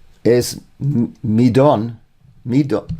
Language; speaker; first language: Spanish; non-native, learner; English